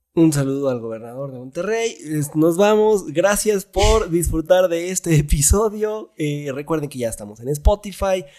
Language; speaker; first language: Spanish; native; Spanish